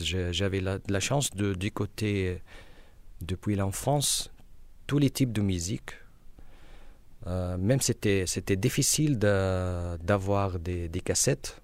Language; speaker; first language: French; non-native, learner; Arabic